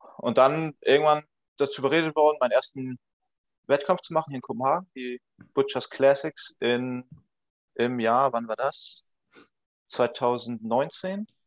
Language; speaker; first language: German; native; German